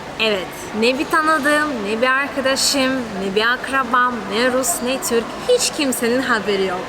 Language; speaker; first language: Turkish; non-native, fluent; Russian